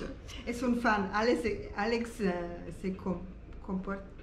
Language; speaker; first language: Spanish; non-native, learner; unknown